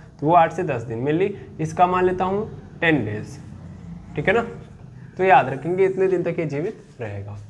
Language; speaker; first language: Hindi; native; Hindi